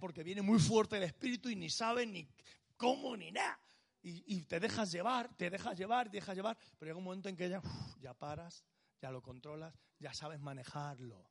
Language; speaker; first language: Spanish; native; Spanish